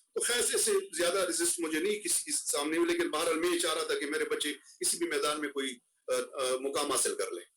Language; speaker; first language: Urdu; non-native, local second language; Pashto